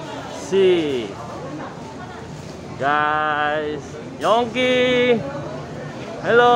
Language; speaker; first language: English; non-native, learner; Indonesian